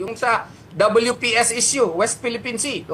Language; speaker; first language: Filipino; native; Filipino